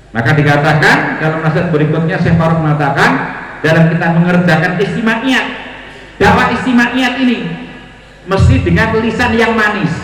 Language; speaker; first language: Indonesian; non-native, local second language; Javanese